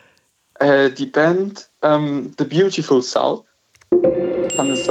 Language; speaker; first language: German; native; German